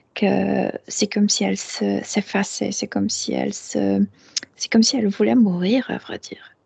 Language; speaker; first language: French; non-native, fluent; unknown